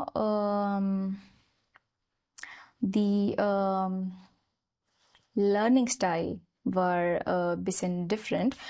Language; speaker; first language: German; non-native, learner; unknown